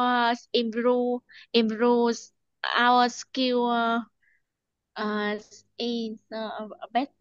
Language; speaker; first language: English; non-native, learner; Vietnamese